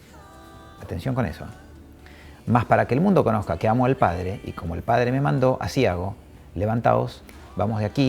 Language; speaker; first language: Spanish; native; Spanish